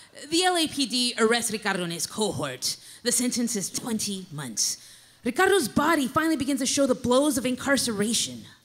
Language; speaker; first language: English; native; English